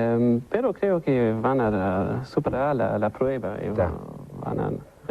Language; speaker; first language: Spanish; non-native, learner; German